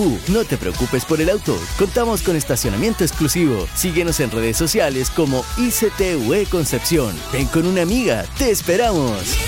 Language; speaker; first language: Spanish; native; Spanish